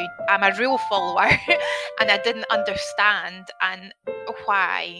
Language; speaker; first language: English; native; English